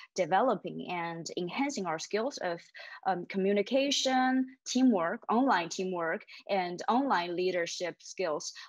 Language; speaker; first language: English; non-native, fluent; Chinese